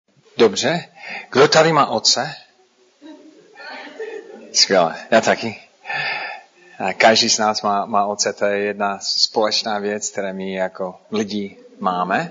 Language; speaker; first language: Czech; non-native, fluent; English